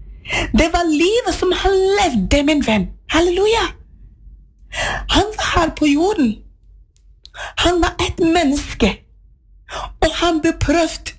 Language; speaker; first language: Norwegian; non-native, fluent; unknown